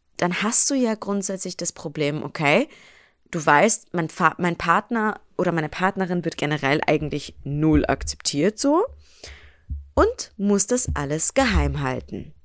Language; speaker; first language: German; early bilingual, other home language; Persian